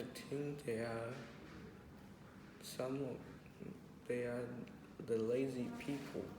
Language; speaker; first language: English; non-native, learner; Vietnamese